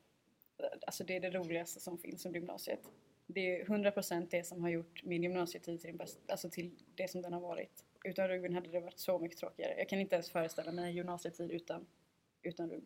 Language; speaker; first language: Swedish; native; Swedish